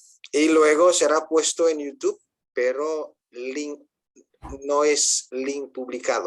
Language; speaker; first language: Spanish; non-native, fluent; Indonesian